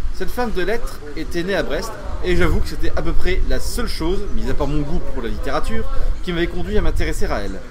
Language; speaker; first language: French; native; French